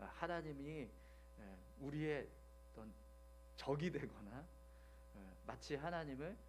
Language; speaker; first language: Korean; native; Korean